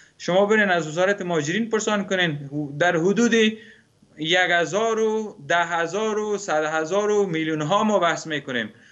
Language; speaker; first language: Persian; native; Persian